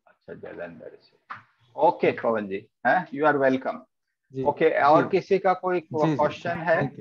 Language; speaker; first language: Hindi; native; Hindi